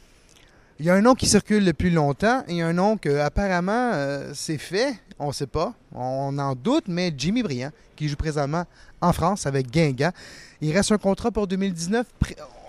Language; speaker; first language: French; native; French